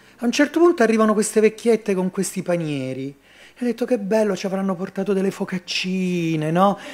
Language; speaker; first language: Italian; native; Italian